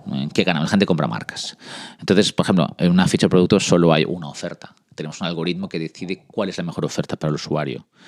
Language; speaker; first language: Spanish; early bilingual, other home language; French